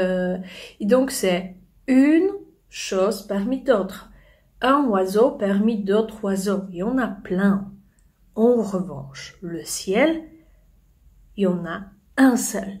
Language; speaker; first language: French; non-native, fluent; Polish